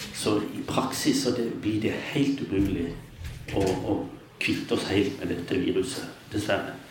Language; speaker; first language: Norwegian; native; Norwegian